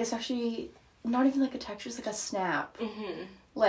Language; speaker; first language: English; non-native, local second language; Cantonese